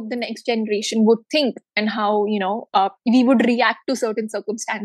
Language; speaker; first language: English; non-native, local second language; Hindi